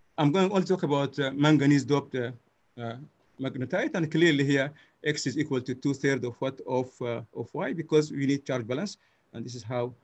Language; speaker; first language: English; non-native, fluent; Arabic